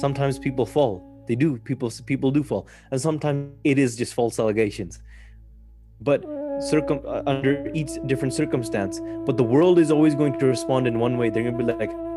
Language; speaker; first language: English; early bilingual, other home language; Punjabi